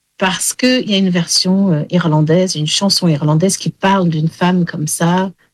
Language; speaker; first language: French; early bilingual, heritage; English